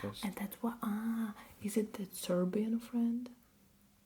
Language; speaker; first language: English; non-native, fluent; Russian